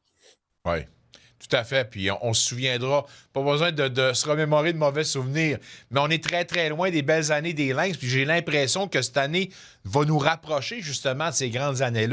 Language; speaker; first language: French; native; French